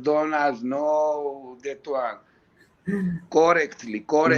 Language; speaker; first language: English; non-native, learner; Georgian